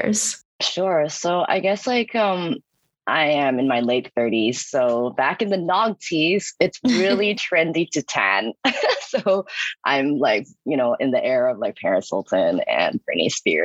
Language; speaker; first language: English; non-native, local second language; Cantonese